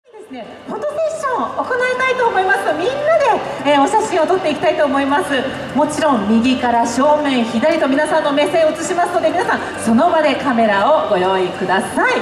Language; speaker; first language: Japanese; native; Japanese